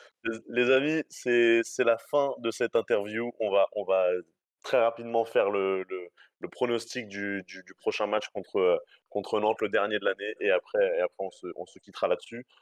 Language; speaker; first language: French; native; French